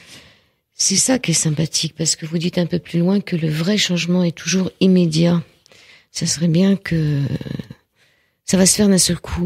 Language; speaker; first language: French; native; French